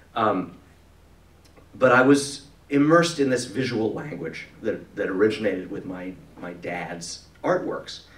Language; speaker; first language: English; native; English